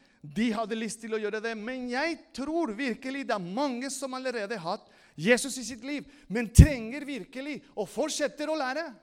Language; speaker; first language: Norwegian; non-native, fluent; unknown